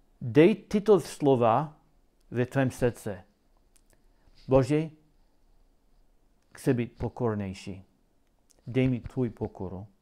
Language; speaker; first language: Czech; non-native, learner; English